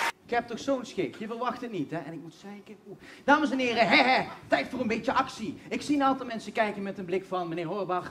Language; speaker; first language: Dutch; native; Dutch